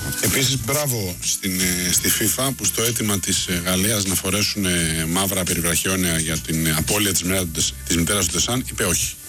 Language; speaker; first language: Greek; native; Greek